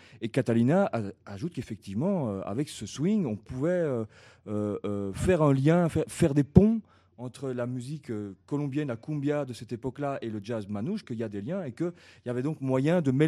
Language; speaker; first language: French; native; French